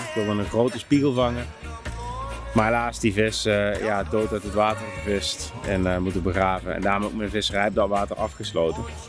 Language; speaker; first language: Dutch; native; Dutch